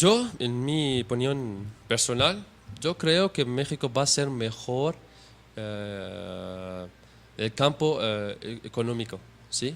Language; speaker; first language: Spanish; non-native, learner; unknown